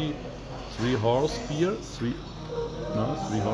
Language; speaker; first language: English; non-native, learner; German